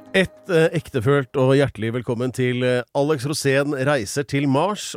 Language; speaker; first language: Norwegian; native; Norwegian